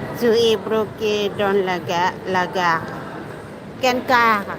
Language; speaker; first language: French; non-native, learner; Thai